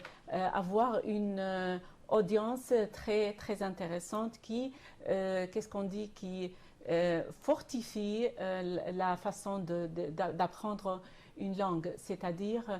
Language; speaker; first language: French; non-native, fluent; Arabic